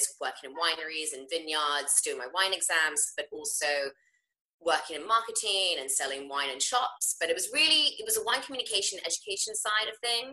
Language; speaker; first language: English; native; English